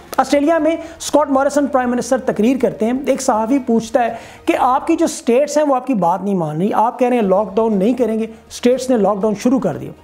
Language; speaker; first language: Urdu; native; Urdu